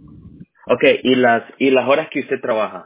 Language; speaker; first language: Spanish; early bilingual, heritage; Spanish